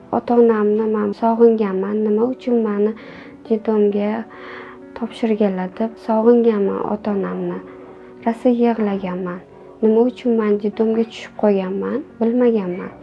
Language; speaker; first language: Uzbek; native; Uzbek